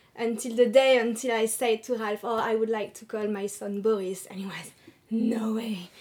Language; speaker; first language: English; non-native, fluent; French